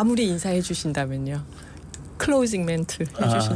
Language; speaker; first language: Korean; native; Korean